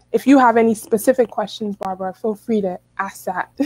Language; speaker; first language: English; native; English